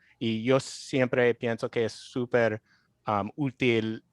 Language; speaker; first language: Spanish; non-native, fluent; English